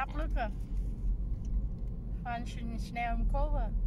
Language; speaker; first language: German; non-native, learner; Vietnamese